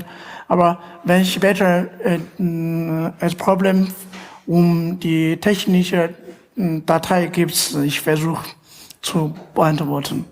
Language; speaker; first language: German; non-native, learner; Chinese